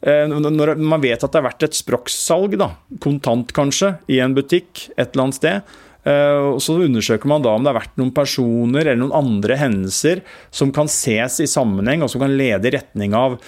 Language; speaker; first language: Norwegian; native; Norwegian